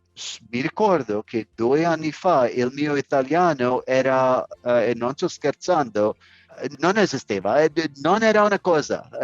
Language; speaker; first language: Italian; non-native, learner; English